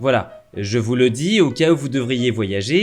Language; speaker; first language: French; native; French